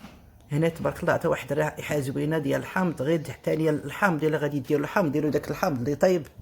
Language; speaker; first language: Arabic; native; Arabic